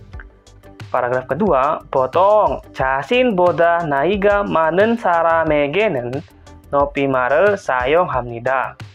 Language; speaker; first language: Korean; non-native, fluent; Indonesian